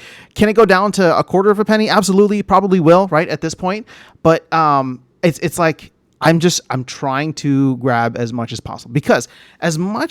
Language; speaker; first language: English; native; English